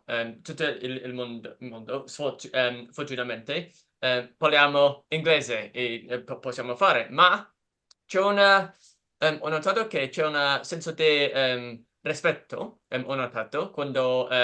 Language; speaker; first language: Italian; non-native, learner; English